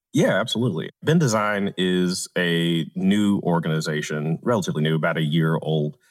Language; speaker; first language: English; native; English